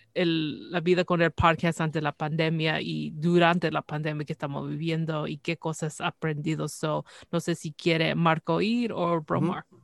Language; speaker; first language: Spanish; early bilingual, heritage; Spanish